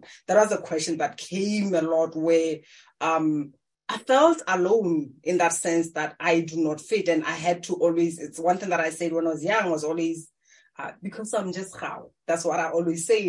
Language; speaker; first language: English; non-native, local second language; Tswana